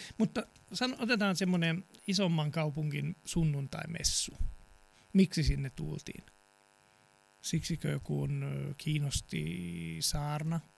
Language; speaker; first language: Finnish; non-native, fluent; Serbian